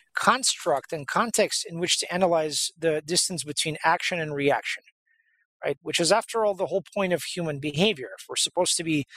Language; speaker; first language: English; native; English